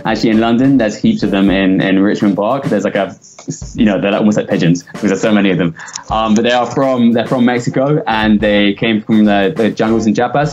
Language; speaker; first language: English; native; English